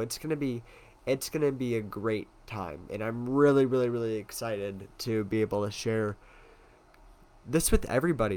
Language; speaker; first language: English; native; English